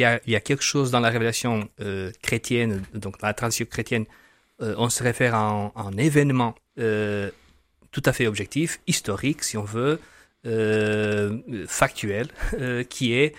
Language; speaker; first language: French; non-native, fluent; Portuguese